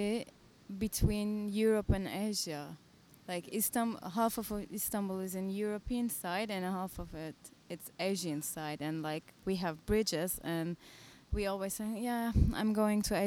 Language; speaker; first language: English; non-native, fluent; Turkish